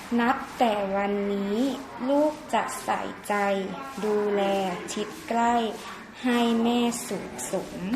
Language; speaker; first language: Thai; native; Thai